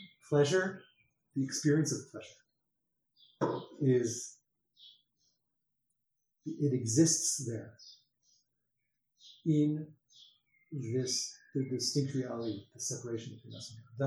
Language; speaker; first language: English; native; English